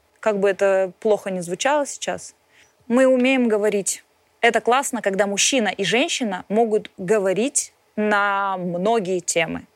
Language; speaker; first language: Russian; native; Russian